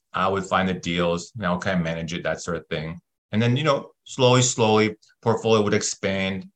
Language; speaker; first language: English; native; English